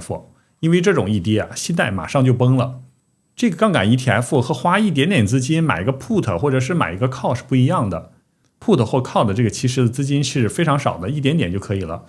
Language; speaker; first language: Chinese; native; Chinese